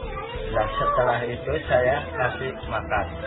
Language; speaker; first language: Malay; non-native, local second language; Javanese